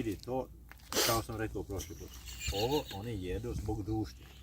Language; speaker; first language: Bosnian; non-native, learner; Swedish